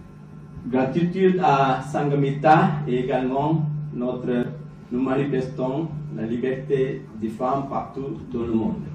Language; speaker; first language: French; non-native, learner; Sinhala